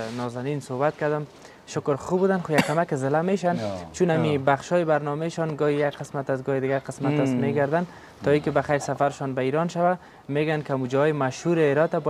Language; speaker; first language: Persian; native; Persian